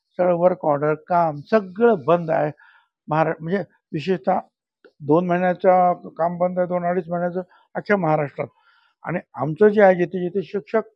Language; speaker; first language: Marathi; native; Marathi